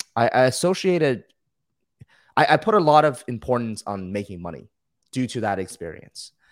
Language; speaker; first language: English; early bilingual, other home language; Chinese